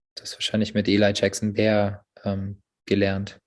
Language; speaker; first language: German; native; German